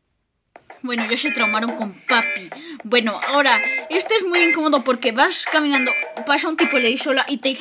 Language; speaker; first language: Spanish; native; Spanish